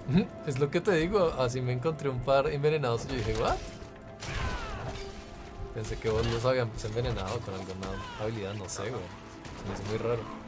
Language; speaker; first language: Spanish; native; Spanish